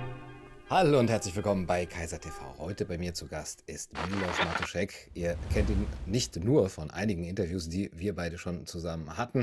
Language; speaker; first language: German; native; German